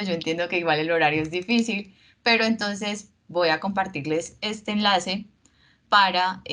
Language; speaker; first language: Spanish; native; Spanish